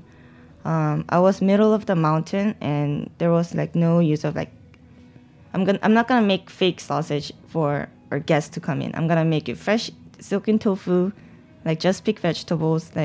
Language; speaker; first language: English; non-native, fluent; Korean